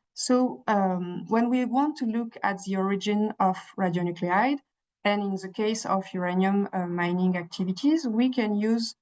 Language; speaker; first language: English; non-native, fluent; French